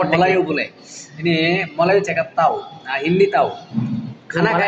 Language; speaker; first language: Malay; non-native, learner; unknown